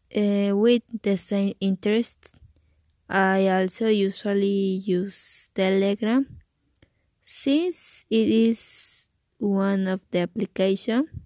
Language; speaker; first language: English; non-native, learner; Spanish